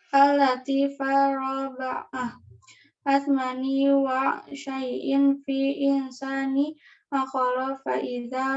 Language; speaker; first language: Arabic; non-native, learner; Indonesian